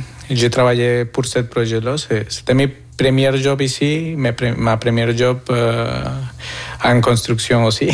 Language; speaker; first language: French; non-native, fluent; Spanish